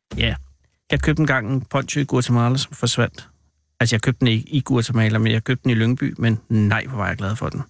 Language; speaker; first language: Danish; native; Danish